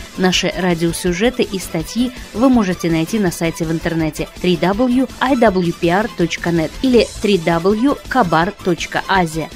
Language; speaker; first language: Russian; non-native, local second language; Tajik